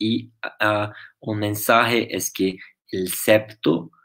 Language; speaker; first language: Spanish; non-native, fluent; Portuguese